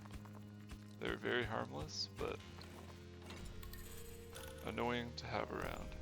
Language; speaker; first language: English; native; English